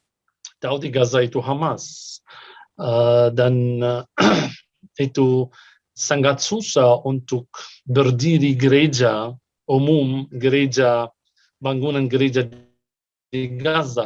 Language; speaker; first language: Indonesian; non-native, fluent; Arabic